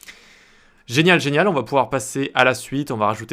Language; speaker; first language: French; native; French